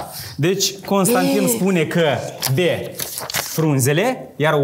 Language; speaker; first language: Romanian; native; Romanian